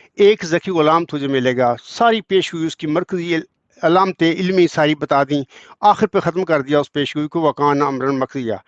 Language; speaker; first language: Urdu; non-native, local second language; Punjabi